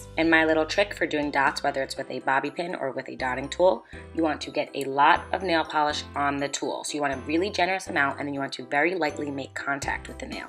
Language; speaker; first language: English; native; English